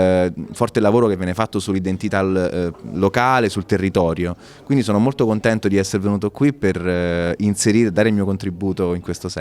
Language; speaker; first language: Italian; native; Italian